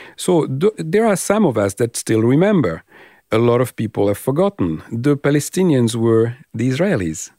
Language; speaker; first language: English; non-native, fluent; French